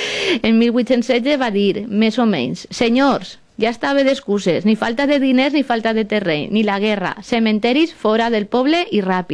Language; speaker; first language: Catalan; native; Catalan